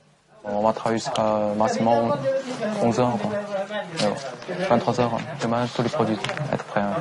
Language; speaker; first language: French; non-native, learner; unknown